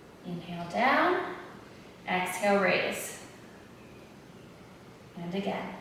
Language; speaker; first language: English; native; English